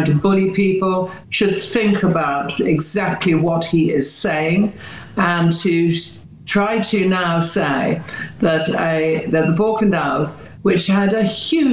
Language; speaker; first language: English; native; English